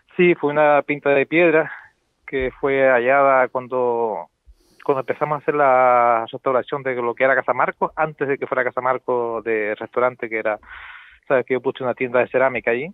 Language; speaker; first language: Spanish; native; Spanish